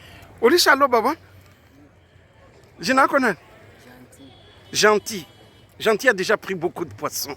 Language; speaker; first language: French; non-native, local second language; Swahili